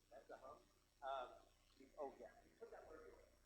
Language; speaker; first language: English; native; English